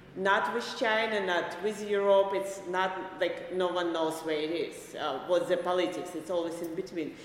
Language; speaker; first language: English; non-native, fluent; Belarusian